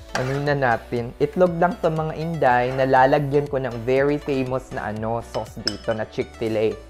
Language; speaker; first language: Filipino; native; Filipino